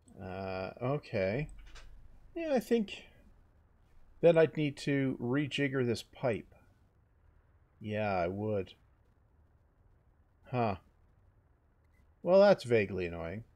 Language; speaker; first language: English; native; English